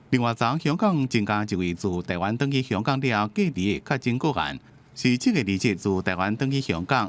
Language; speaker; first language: Chinese; native; Chinese